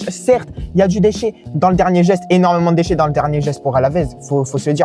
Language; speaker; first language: French; native; French